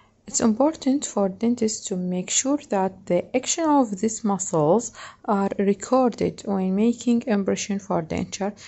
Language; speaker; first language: English; non-native, fluent; Arabic